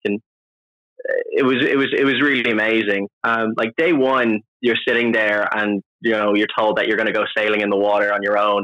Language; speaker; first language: English; native; English